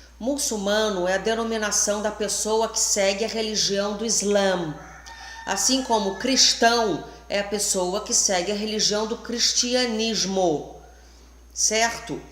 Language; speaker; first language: Portuguese; native; Portuguese